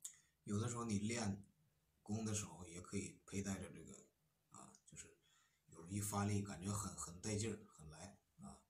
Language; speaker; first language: Chinese; native; Chinese